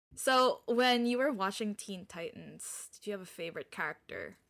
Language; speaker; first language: English; non-native, local second language; Filipino